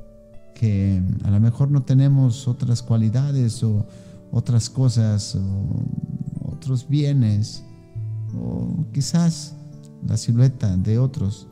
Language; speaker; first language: Spanish; native; Spanish